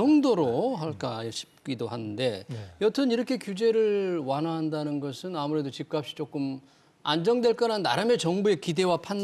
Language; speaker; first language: Korean; native; Korean